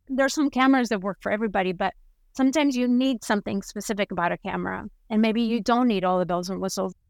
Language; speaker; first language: English; non-native, fluent; Spanish